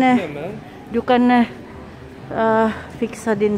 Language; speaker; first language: Swedish; non-native, learner; Filipino